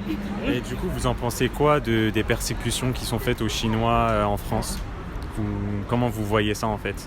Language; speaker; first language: French; native; French